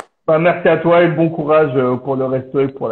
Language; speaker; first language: French; native; French